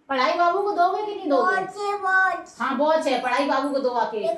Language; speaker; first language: Hindi; native; Hindi